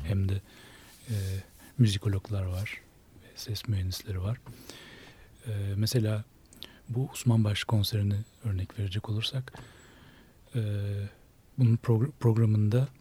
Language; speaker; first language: Turkish; native; Turkish